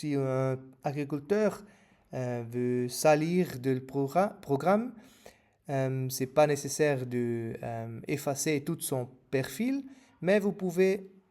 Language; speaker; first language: French; non-native, fluent; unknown